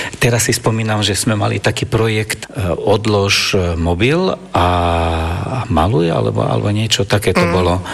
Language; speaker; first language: Slovak; non-native, local second language; German